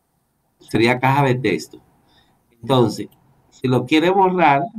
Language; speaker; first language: Spanish; native; Spanish